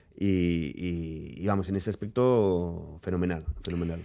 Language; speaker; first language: Spanish; native; Spanish